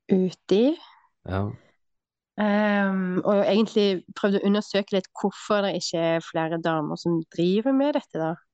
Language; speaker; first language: Norwegian; native; Norwegian